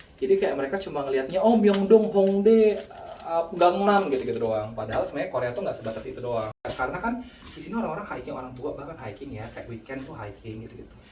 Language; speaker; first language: Indonesian; native; Indonesian